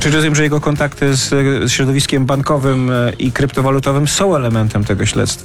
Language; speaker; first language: Polish; native; Polish